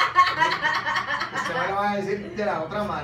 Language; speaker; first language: Spanish; native; Spanish